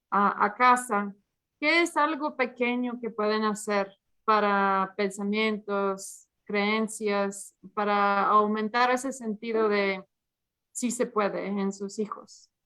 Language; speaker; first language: Spanish; early bilingual, heritage; English